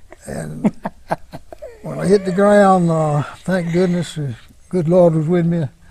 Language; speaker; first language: English; native; English